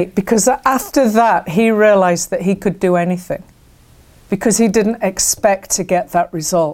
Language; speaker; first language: English; native; English